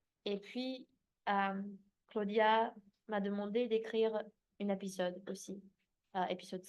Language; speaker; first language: French; early bilingual, heritage; English